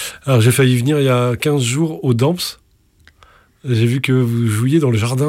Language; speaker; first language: French; native; French